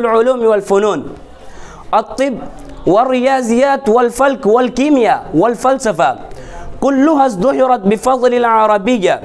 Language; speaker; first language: Arabic; non-native, learner; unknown